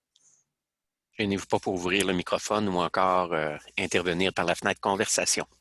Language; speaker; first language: French; native; French